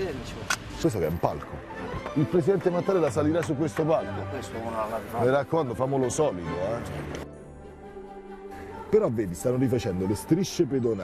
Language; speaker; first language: Italian; native; Italian